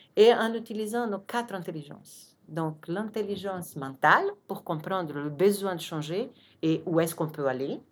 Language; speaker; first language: French; non-native, fluent; Portuguese